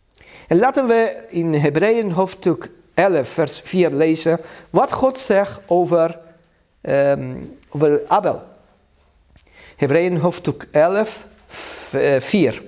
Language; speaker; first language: Dutch; non-native, learner; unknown